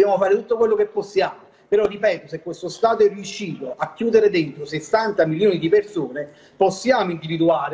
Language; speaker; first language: Italian; native; Italian